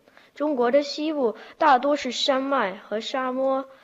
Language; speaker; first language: Chinese; early bilingual, heritage; Chinese